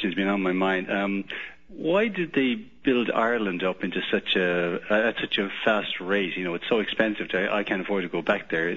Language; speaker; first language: English; native; English